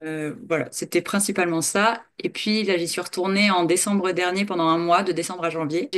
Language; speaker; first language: French; native; French